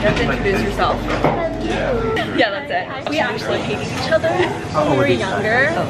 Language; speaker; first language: English; native; English